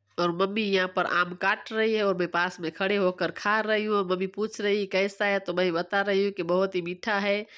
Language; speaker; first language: Hindi; non-native, local second language; Gujarati